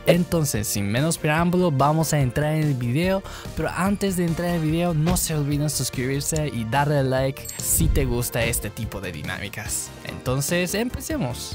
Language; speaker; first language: Spanish; non-native, fluent; Japanese